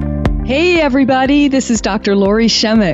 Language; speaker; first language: English; native; English